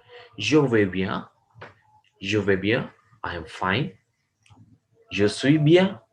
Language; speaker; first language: French; non-native, fluent; Urdu